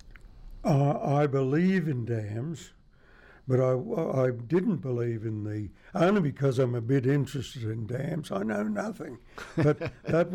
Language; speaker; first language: English; native; English